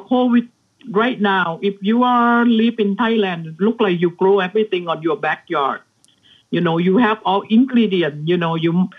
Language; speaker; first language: English; non-native, learner; Thai